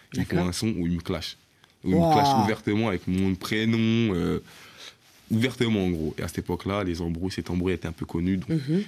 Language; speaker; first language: French; native; French